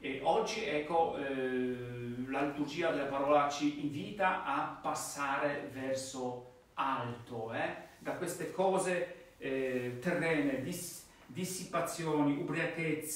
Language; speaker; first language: Italian; non-native, fluent; Polish